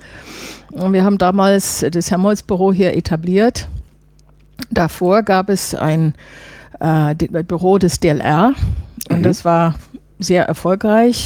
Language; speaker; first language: German; non-native, fluent; English